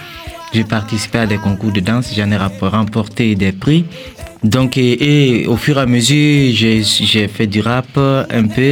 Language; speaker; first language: French; non-native, local second language; Mossi